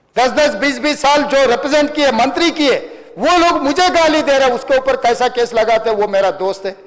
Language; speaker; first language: Hindi; non-native, local second language; Telugu